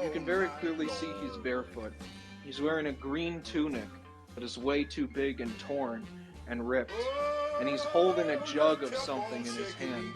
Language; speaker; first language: English; native; English